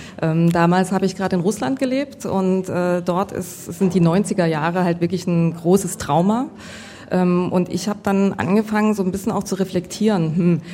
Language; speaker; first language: German; native; German